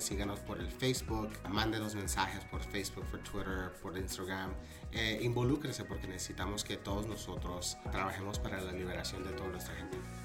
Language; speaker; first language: Spanish; early bilingual, heritage; Spanish